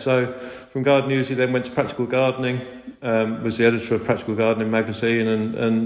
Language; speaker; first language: English; native; English